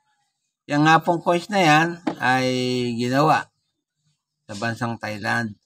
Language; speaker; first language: Filipino; native; Filipino